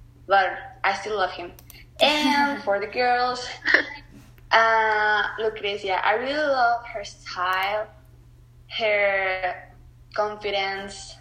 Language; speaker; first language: English; non-native, learner; Spanish